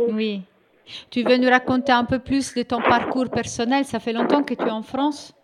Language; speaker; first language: French; native; French